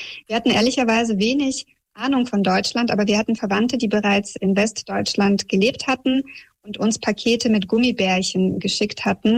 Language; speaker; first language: German; early bilingual, other home language; Russian